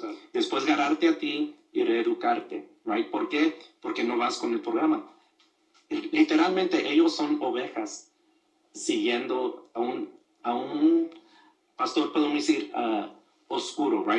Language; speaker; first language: Spanish; early bilingual, other home language; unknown